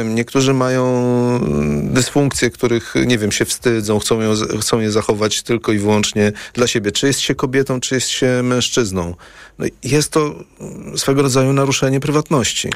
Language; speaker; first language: Polish; native; Polish